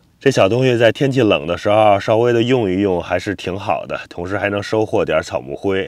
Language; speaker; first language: Chinese; native; Chinese